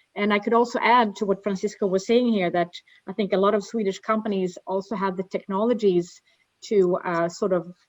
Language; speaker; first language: English; non-native, fluent; Swedish